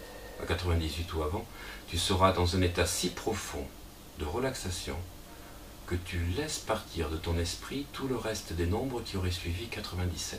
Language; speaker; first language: French; native; French